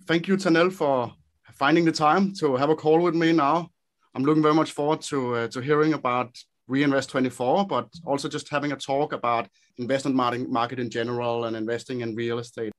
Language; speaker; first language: English; non-native, fluent; Danish